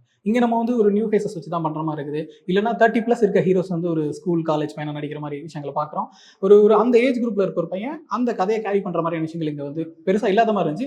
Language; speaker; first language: Tamil; native; Tamil